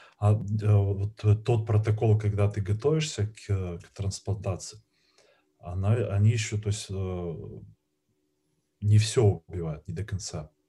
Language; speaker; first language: Russian; native; Russian